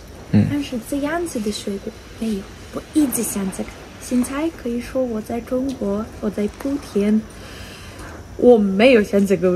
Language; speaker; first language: Chinese; non-native, learner; Ukrainian